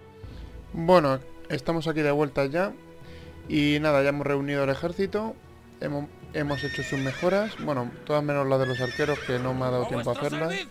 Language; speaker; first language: Spanish; native; Spanish